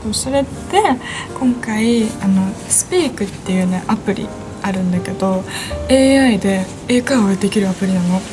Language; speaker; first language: Japanese; native; Japanese